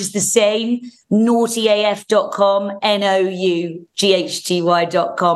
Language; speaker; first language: English; native; English